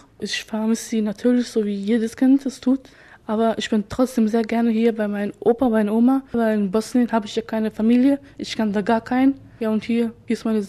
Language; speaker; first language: German; early bilingual, other home language; Bosnian